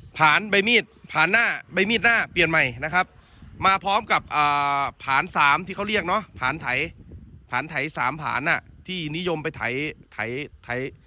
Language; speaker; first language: Thai; native; Thai